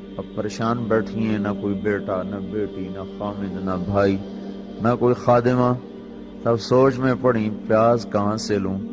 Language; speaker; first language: Urdu; non-native, local second language; Punjabi